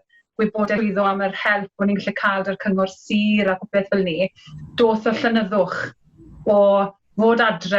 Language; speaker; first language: Welsh; native; Welsh